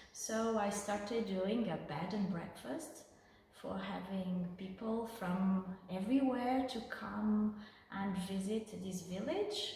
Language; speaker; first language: English; non-native, fluent; Portuguese